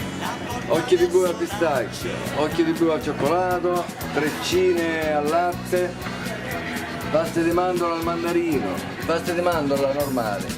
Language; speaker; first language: Italian; native; Italian